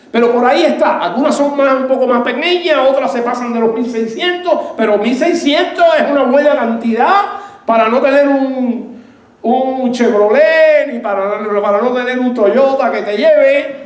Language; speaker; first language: Spanish; native; Spanish